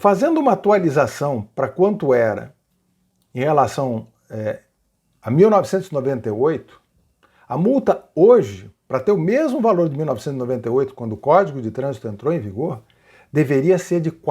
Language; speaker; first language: Portuguese; native; Portuguese